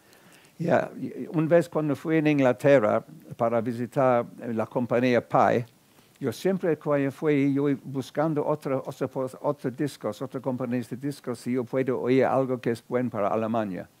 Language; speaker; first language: Spanish; non-native, fluent; English